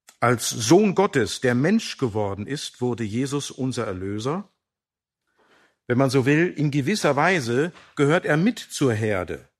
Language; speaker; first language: German; native; German